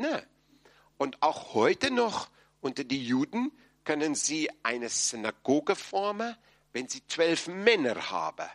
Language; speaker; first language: German; non-native, fluent; English